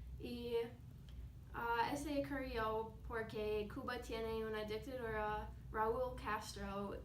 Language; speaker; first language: Spanish; non-native, learner; English